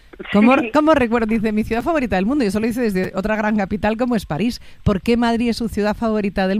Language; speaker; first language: Spanish; native; Spanish